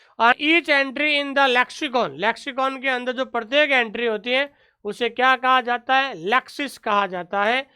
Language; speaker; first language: Hindi; native; Hindi